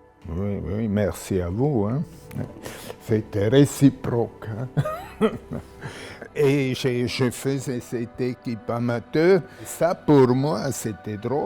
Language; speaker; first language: French; non-native, local second language; German